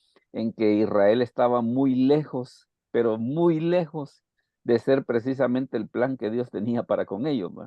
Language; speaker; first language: Spanish; native; Spanish